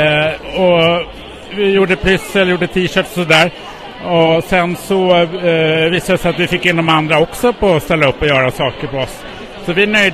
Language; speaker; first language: Swedish; native; Swedish